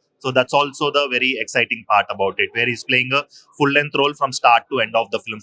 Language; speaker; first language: English; non-native, local second language; Telugu